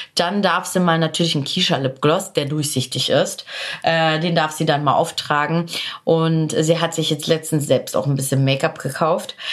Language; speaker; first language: German; early bilingual, other home language; Polish